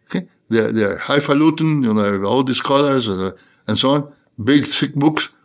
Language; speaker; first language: English; non-native, fluent; Spanish